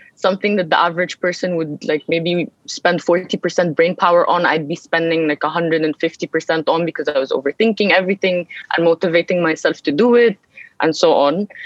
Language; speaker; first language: English; early bilingual, other home language; Arabic